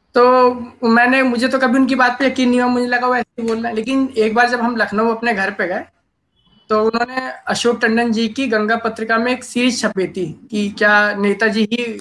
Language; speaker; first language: Hindi; native; Hindi